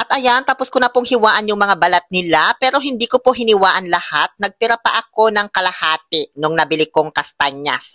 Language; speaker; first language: Filipino; non-native, local second language; Pangasinan